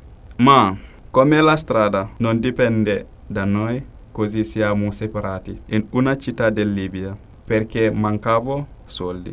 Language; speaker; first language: Italian; non-native, learner; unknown